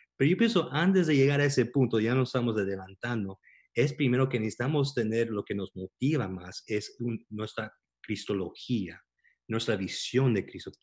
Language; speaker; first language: Spanish; early bilingual, heritage; Spanish